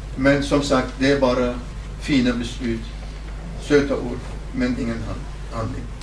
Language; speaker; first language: Swedish; non-native, fluent; Kurdish